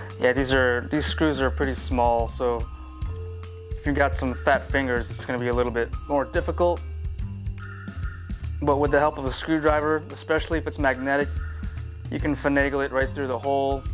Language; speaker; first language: English; native; English